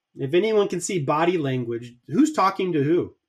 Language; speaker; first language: English; native; English